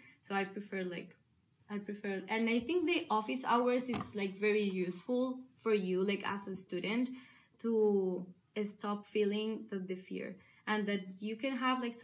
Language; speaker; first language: English; non-native, learner; Spanish